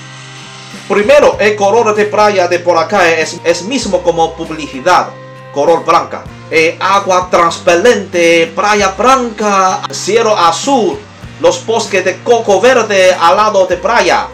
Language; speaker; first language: Spanish; non-native, learner; Chinese